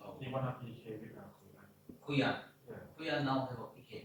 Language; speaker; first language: English; non-native, learner; Korean